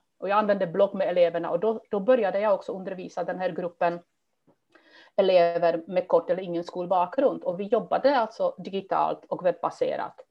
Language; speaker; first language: Swedish; non-native, fluent; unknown